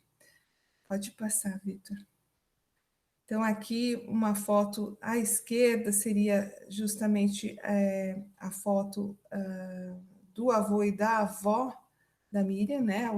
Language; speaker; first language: Portuguese; native; Portuguese